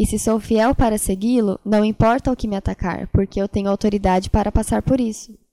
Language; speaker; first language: Portuguese; native; Portuguese